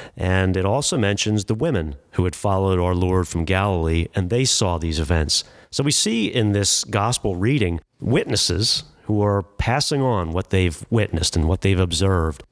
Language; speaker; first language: English; native; English